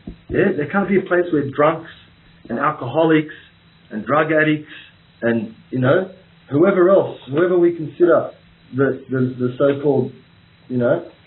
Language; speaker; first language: English; native; English